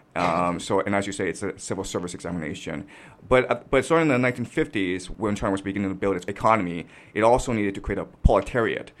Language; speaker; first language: English; native; English